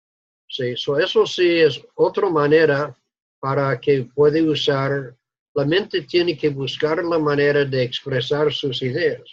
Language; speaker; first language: Spanish; non-native, fluent; English